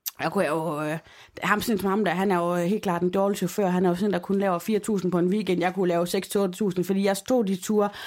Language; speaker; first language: Danish; native; Danish